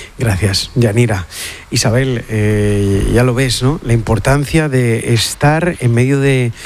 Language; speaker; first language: Spanish; native; Spanish